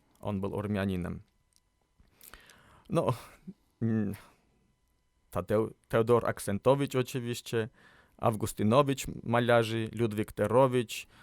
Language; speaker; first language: Polish; non-native, learner; Armenian